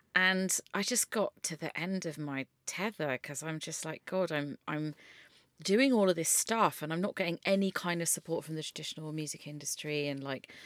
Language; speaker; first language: English; native; English